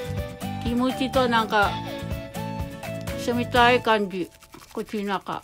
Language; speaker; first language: Japanese; non-native, fluent; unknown